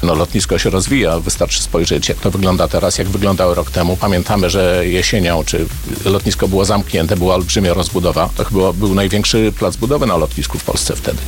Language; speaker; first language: Polish; native; Polish